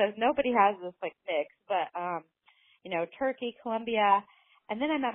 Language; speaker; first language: English; native; English